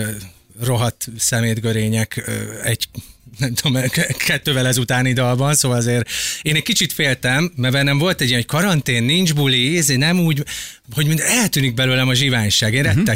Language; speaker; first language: Hungarian; native; Hungarian